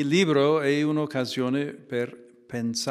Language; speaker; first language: Italian; non-native, fluent; English